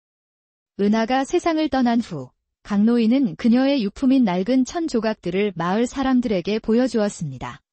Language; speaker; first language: Korean; native; Korean